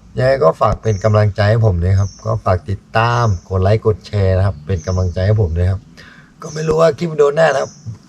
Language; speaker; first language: Thai; native; Thai